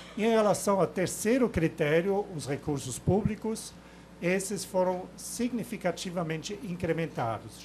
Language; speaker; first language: Portuguese; non-native, fluent; German